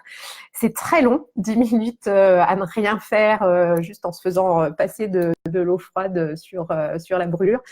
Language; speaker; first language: French; native; French